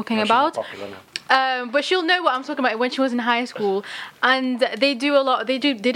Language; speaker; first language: English; non-native, fluent; French